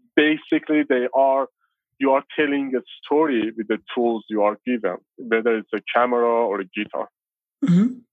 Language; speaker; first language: English; non-native, fluent; Persian